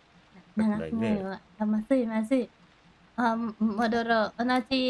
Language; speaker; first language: Japanese; non-native, learner; Thai